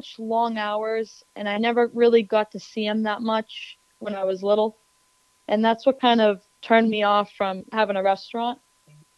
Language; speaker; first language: English; native; English